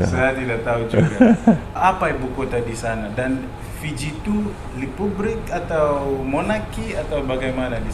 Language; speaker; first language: Indonesian; non-native, fluent; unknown